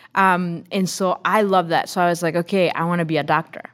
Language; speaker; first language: English; non-native, fluent; Spanish